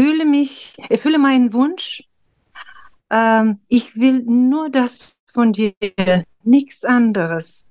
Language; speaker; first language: German; non-native, fluent; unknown